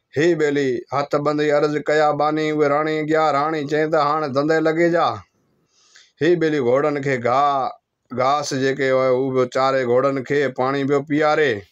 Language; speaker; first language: Sindhi; non-native, local second language; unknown